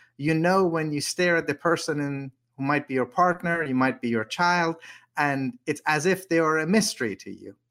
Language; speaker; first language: English; native; English